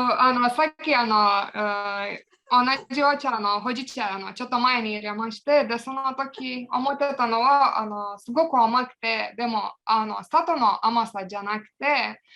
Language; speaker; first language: Japanese; non-native, fluent; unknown